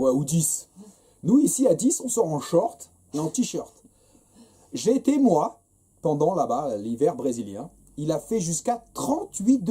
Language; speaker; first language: French; native; French